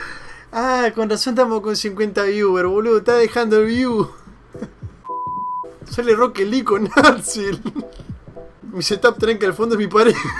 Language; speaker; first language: Spanish; native; Spanish